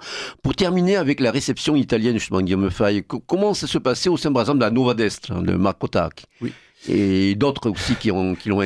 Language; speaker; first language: French; native; French